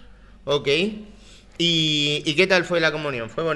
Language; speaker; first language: Spanish; native; Spanish